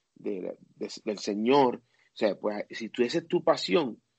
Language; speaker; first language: Spanish; early bilingual, heritage; Spanish